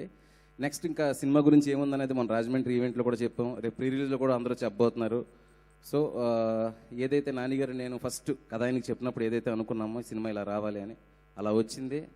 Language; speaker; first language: Telugu; native; Telugu